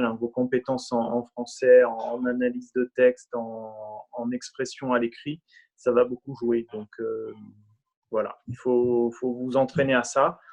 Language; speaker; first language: French; native; French